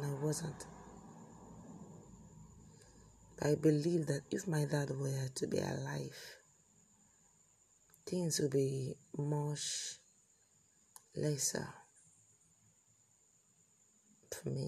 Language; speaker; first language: English; non-native, local second language; Igbo